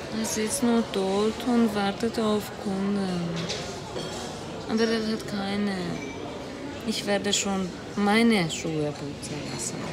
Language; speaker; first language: German; non-native, learner; Hungarian